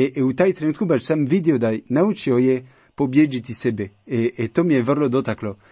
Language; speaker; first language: Croatian; non-native, learner; French